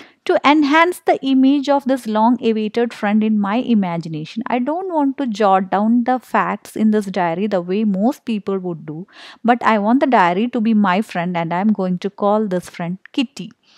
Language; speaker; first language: English; non-native, local second language; Malayalam